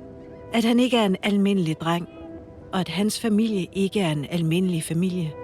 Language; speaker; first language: Danish; native; Danish